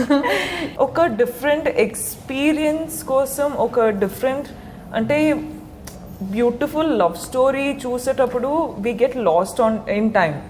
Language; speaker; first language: Telugu; non-native, learner; Marathi